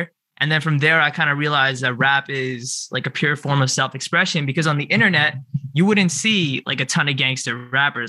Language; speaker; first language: English; native; English